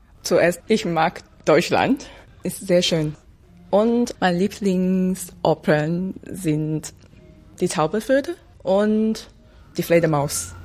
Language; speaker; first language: German; non-native, learner; Cantonese